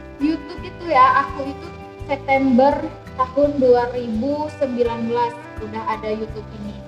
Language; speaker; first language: Indonesian; native; Indonesian